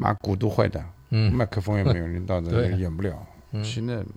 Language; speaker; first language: Chinese; native; Chinese